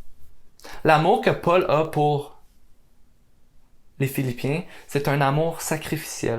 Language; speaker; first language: French; native; French